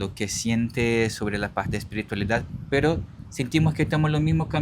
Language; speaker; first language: Spanish; non-native, learner; Portuguese